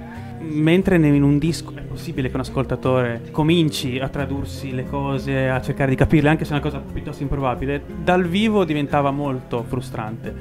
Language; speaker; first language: Italian; native; Italian